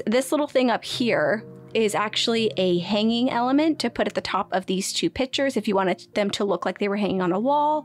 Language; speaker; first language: English; native; English